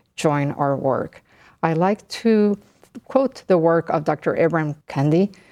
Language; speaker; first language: English; early bilingual, other home language; Spanish